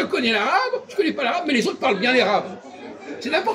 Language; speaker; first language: French; native; French